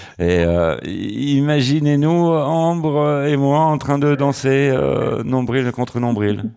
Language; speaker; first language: French; native; French